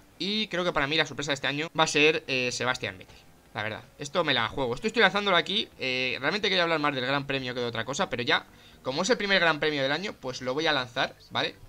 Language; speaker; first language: Spanish; native; Spanish